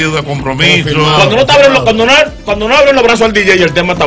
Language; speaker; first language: Spanish; native; Spanish